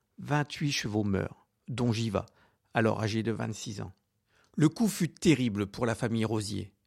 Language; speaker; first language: French; native; French